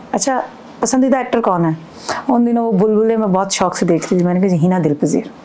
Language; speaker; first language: Urdu; non-native, local second language; Punjabi